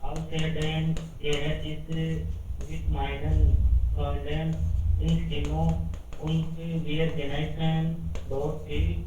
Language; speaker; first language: German; non-native, learner; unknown